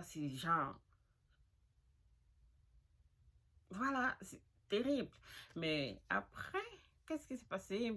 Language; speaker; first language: French; non-native, local second language; Fula